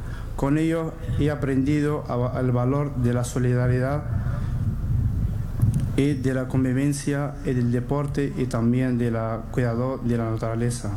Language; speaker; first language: Spanish; non-native, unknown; Arabic